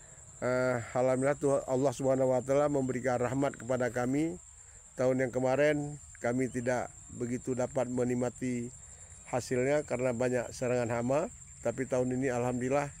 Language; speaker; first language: Indonesian; non-native, local second language; Achinese